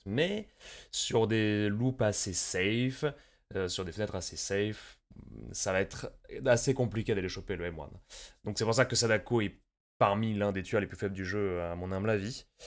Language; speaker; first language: French; native; French